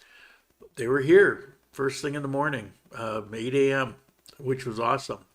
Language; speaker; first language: English; native; English